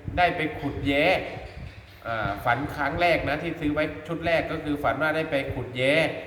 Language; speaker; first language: Thai; non-native, local second language; Northeastern Thai